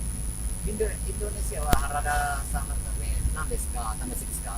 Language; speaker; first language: Japanese; non-native, learner; Indonesian